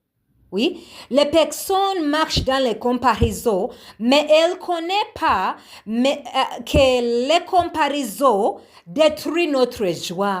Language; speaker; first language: French; non-native, learner; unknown